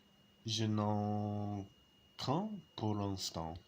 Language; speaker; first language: French; non-native, learner; English